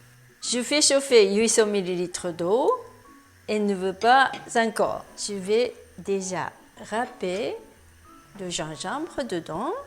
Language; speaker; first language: French; non-native, learner; Japanese